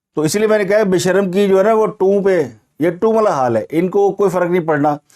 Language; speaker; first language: Urdu; non-native, local second language; Punjabi